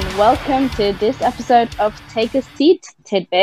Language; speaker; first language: English; non-native, fluent; Norwegian